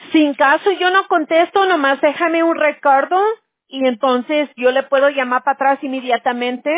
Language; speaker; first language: Spanish; early bilingual, other home language; English